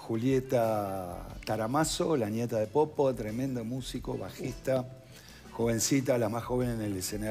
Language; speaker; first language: Spanish; native; Spanish